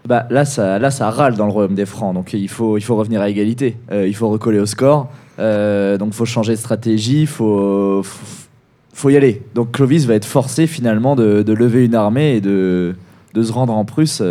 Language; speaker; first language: French; native; French